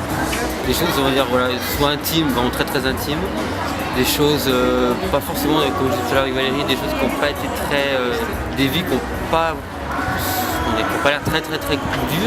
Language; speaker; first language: French; native; French